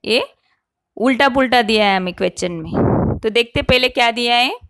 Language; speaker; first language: Hindi; non-native, local second language; Marathi